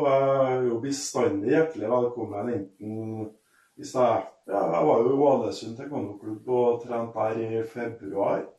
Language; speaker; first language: Norwegian; native; Norwegian